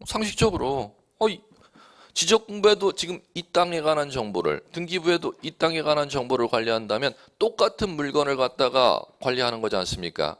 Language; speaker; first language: Korean; native; Korean